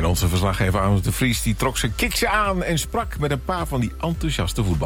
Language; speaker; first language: Dutch; native; Dutch